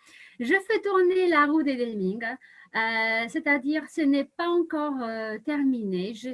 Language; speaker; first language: French; non-native, fluent; Polish